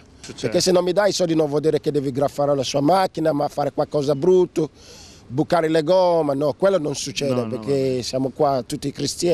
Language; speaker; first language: Italian; non-native, learner; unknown